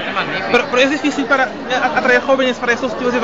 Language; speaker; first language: Spanish; non-native, fluent; Papiamento